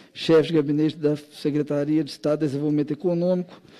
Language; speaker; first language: Portuguese; native; Portuguese